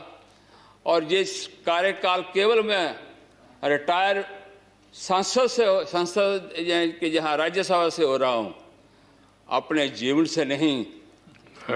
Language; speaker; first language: Hindi; non-native, local second language; Dogri